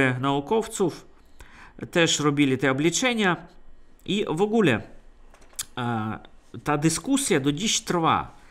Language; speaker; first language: Polish; non-native, fluent; Russian